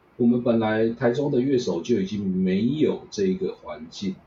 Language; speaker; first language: Chinese; native; Chinese